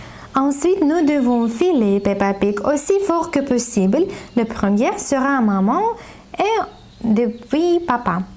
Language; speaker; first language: French; non-native, learner; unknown